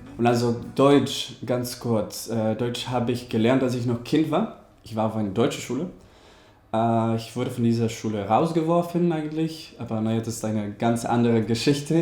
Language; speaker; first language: German; non-native, fluent; Spanish